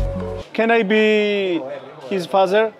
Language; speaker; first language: English; non-native, learner; Georgian